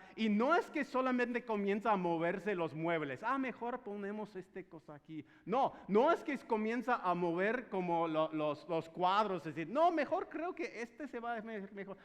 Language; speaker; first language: Spanish; non-native, fluent; English